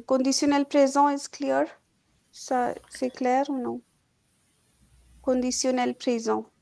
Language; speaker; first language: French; non-native, fluent; Hindi